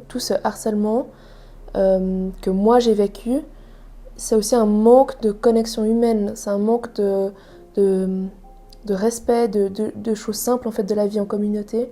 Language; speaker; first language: French; native; French